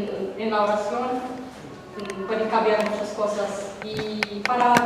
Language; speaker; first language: Spanish; non-native, learner; Arabic